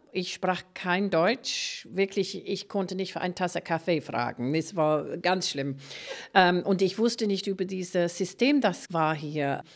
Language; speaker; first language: German; non-native, fluent; English